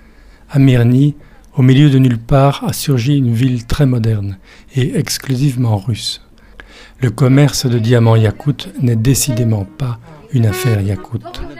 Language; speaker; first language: French; native; French